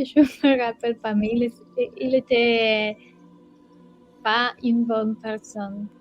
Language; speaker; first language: French; non-native, learner; Spanish